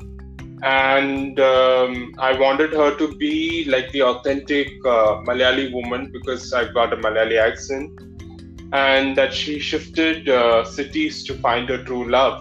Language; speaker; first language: English; non-native, local second language; Malayalam